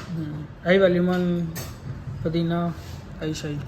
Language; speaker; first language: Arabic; non-native, learner; Urdu